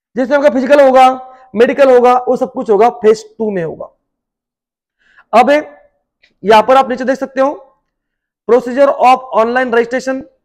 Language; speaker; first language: Hindi; non-native, local second language; Marathi